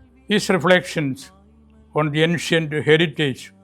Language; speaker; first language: English; non-native, local second language; Malayalam